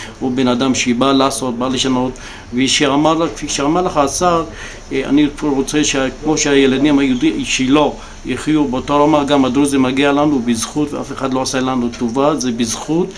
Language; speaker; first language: Hebrew; non-native, local second language; Arabic